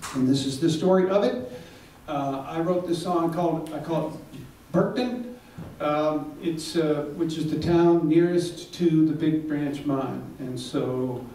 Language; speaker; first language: English; native; English